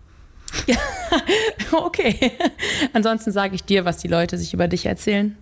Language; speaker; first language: German; native; German